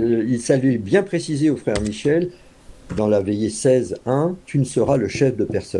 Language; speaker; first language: French; native; French